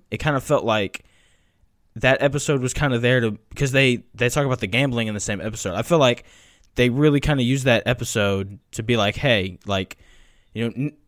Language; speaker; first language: English; native; English